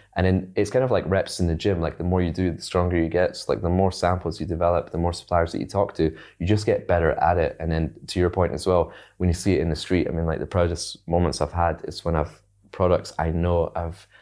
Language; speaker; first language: English; native; English